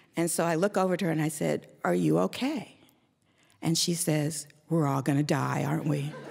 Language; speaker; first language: English; native; English